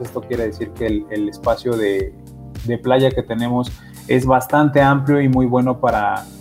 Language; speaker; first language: Spanish; native; Spanish